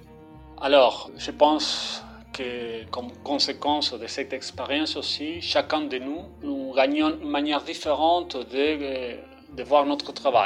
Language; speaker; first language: French; non-native, fluent; Spanish